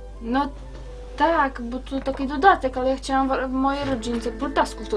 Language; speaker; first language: Polish; native; Polish